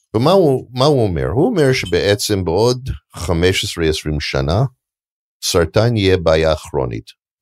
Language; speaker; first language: Hebrew; non-native, fluent; English